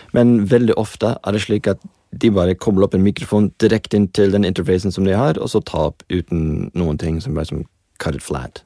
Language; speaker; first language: Norwegian; non-native, fluent; English